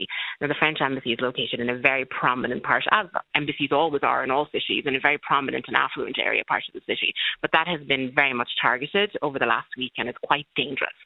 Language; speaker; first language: English; native; English